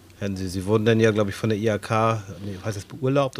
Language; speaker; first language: German; native; German